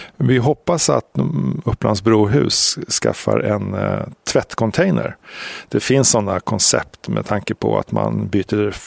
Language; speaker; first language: Swedish; native; Swedish